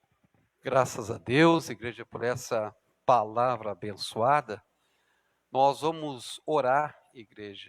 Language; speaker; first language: Portuguese; native; Portuguese